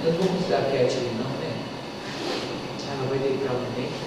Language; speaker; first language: Portuguese; native; Portuguese